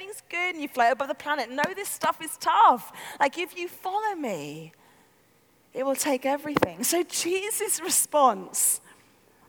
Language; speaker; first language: English; native; English